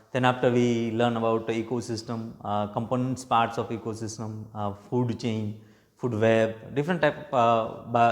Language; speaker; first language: English; non-native, local second language; Gujarati